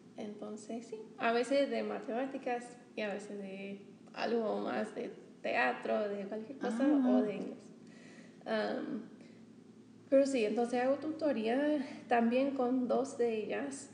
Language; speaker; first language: Spanish; non-native, fluent; English